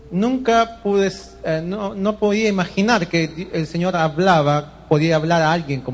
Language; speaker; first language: Spanish; native; Spanish